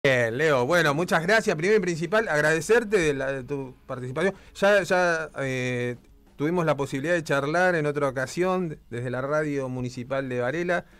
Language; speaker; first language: Spanish; native; Spanish